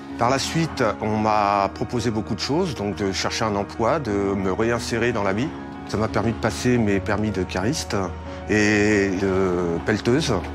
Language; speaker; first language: French; native; French